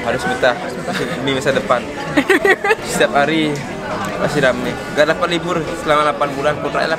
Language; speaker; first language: Indonesian; non-native, local second language; Balinese